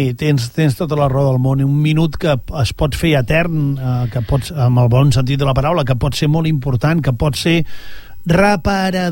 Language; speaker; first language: Catalan; native; Catalan